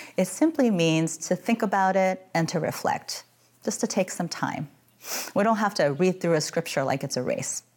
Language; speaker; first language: English; native; English